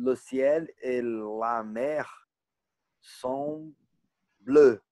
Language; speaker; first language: French; non-native, learner; Portuguese